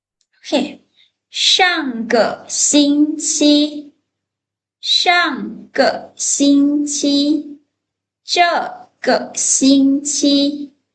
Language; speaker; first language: Chinese; non-native, fluent; Lao